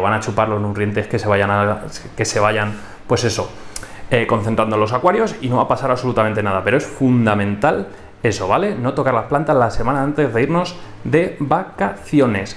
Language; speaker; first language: Spanish; native; Spanish